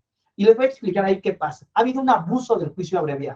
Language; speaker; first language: Spanish; native; Spanish